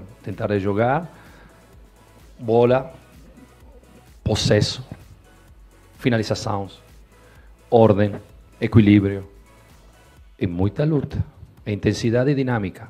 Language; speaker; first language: Portuguese; non-native, fluent; Spanish